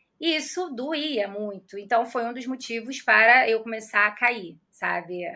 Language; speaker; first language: Portuguese; native; Portuguese